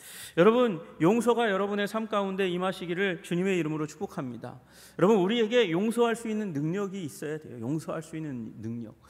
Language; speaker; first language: Korean; native; Korean